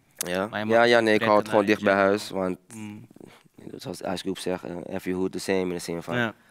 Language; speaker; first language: Dutch; early bilingual, other home language; Papiamento